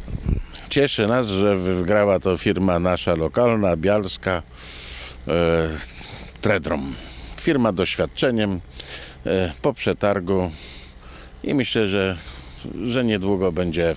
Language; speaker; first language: Polish; native; Polish